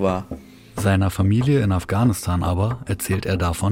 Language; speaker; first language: German; native; German